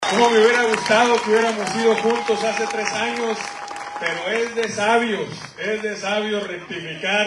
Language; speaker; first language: Spanish; native; Spanish